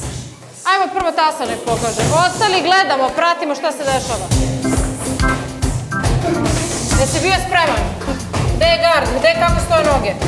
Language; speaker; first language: Serbian; native; Serbian